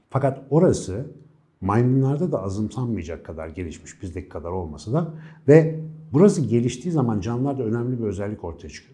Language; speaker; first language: Turkish; native; Turkish